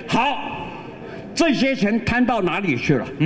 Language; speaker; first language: Chinese; native; Chinese